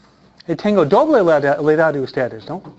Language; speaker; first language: Spanish; non-native, fluent; English